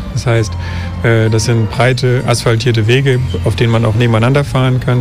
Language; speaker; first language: German; native; German